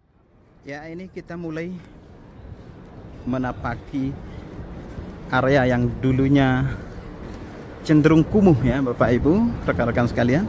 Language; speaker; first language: Indonesian; native; Indonesian